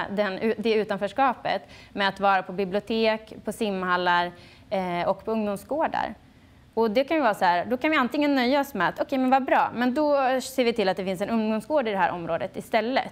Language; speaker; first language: Swedish; native; Swedish